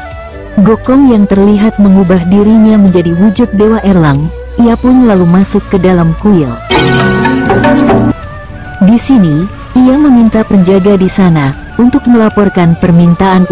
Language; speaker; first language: Indonesian; native; Indonesian